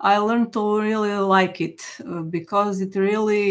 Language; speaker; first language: English; non-native, fluent; Croatian